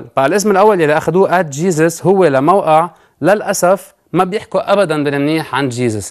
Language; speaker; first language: Arabic; native; Arabic